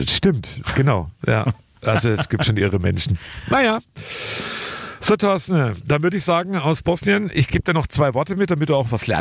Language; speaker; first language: German; native; German